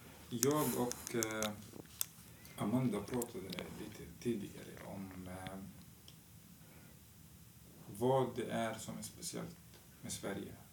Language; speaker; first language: Swedish; non-native, fluent; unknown